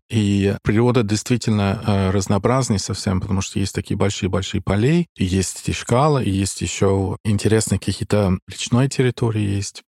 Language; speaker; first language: Russian; non-native, fluent; English